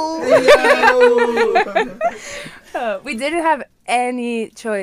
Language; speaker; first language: English; non-native, fluent; French